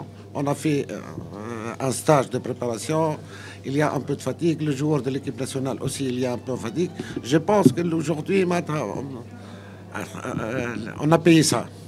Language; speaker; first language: French; non-native, local second language; Arabic